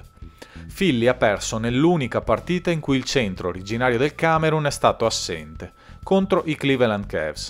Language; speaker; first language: Italian; native; Italian